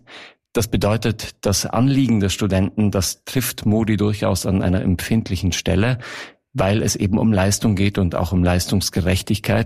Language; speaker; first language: German; native; German